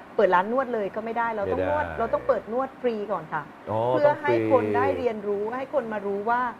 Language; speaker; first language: Thai; native; Thai